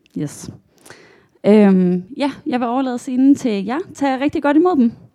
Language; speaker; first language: Danish; native; Danish